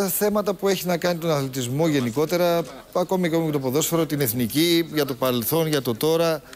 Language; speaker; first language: Greek; native; Greek